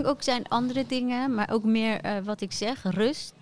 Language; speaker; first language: Dutch; non-native, fluent; Persian